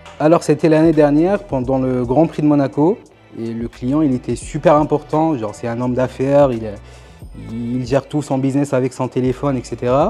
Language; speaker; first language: French; native; French